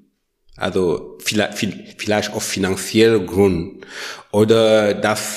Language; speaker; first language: German; non-native, learner; French